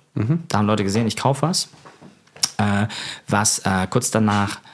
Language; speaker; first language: German; native; German